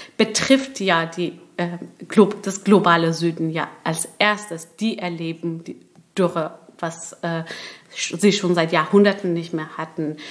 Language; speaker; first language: German; early bilingual, other home language; Persian